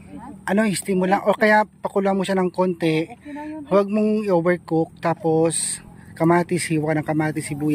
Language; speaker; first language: Filipino; native; Filipino